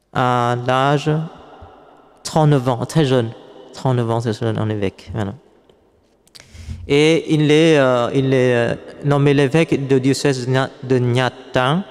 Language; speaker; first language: French; non-native, fluent; Vietnamese